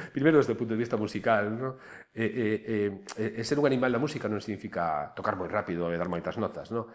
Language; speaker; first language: Galician; native; Galician